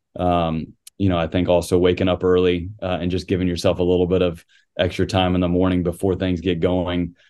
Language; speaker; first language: English; native; English